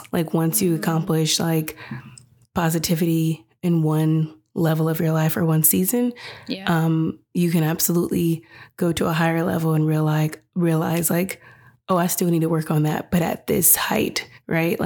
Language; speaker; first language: English; native; English